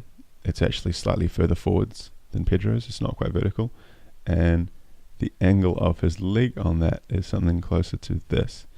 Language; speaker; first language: English; native; English